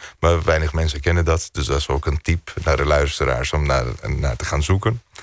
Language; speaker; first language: Dutch; non-native, fluent; Greek